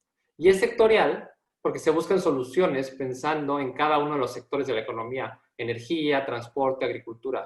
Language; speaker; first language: Spanish; native; Spanish